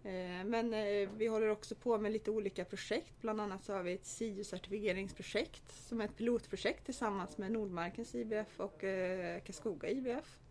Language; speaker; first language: Swedish; native; Swedish